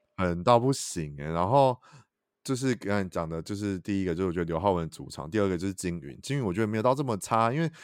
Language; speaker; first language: Chinese; native; Chinese